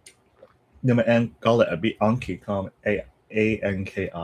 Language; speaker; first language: Vietnamese; non-native, learner; English